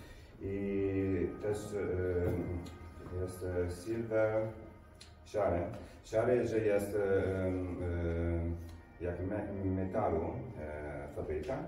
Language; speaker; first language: Polish; non-native, learner; Italian